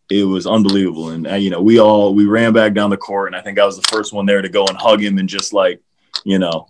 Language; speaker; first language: English; native; English